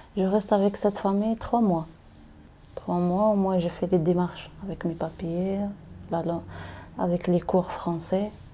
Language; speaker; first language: French; non-native, learner; Arabic